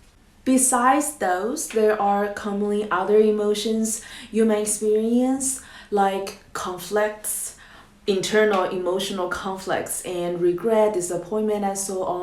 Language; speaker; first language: English; non-native, fluent; Chinese